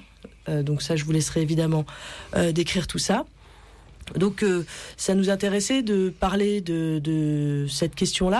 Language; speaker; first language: French; native; French